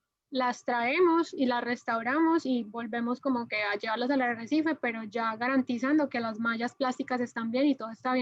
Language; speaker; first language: Spanish; native; Spanish